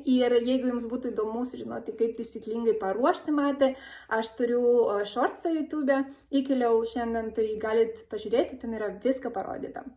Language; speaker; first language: Lithuanian; early bilingual, other home language; Spanish